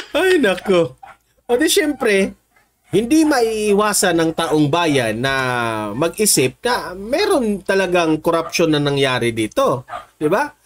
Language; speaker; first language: Filipino; non-native, local second language; Cebuano